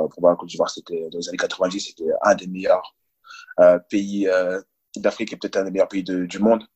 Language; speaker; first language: French; early bilingual, other home language; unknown